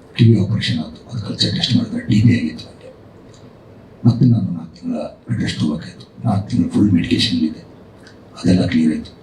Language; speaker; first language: Kannada; native; Kannada